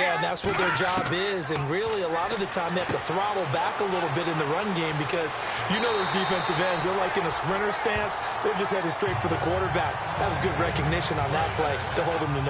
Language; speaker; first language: English; native; English